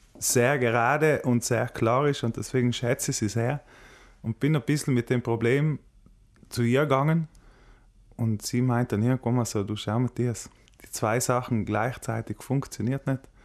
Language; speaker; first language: German; native; German